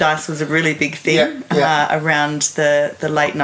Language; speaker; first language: English; native; English